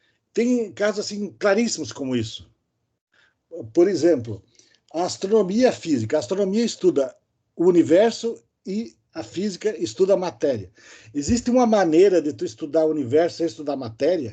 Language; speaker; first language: Portuguese; native; Portuguese